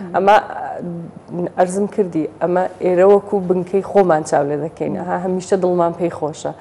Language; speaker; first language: Central Kurdish; native; Central Kurdish